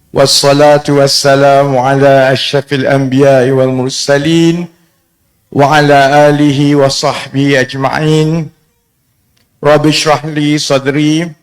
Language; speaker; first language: Malay; native; Malay